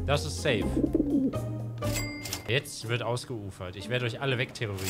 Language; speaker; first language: German; native; German